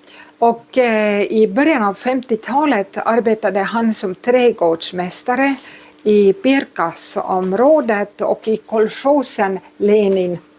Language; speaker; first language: Swedish; non-native, fluent; Estonian